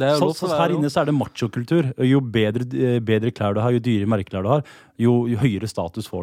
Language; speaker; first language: Norwegian; native; Norwegian